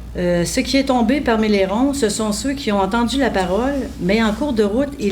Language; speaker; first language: French; native; French